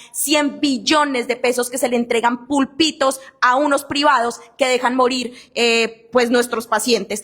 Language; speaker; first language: Spanish; native; Spanish